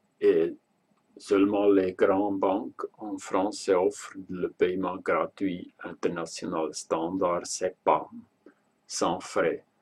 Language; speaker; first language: French; non-native, local second language; Swiss German